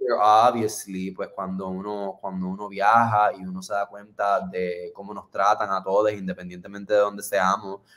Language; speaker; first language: Spanish; early bilingual, other home language; English